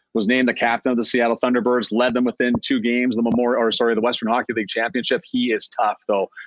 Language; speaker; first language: English; native; English